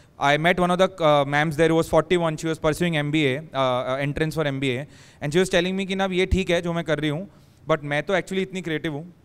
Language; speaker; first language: Hindi; native; Hindi